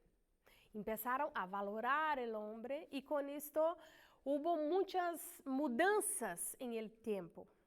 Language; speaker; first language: Spanish; non-native, learner; Portuguese